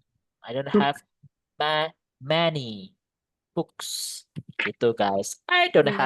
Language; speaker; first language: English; non-native, fluent; Indonesian